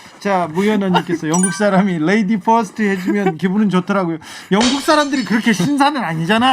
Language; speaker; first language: Korean; native; Korean